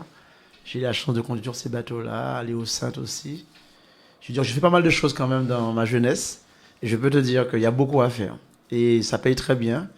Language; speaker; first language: French; native; French